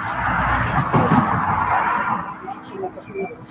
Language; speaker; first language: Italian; non-native, learner; French